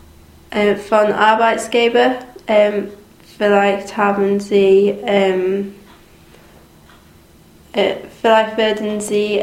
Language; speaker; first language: German; non-native, learner; English